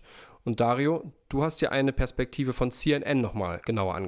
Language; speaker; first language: German; native; German